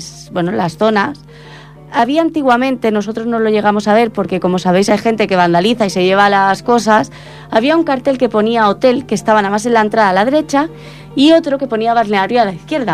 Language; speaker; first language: Spanish; native; Spanish